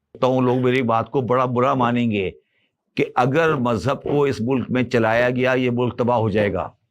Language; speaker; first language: Urdu; native; Urdu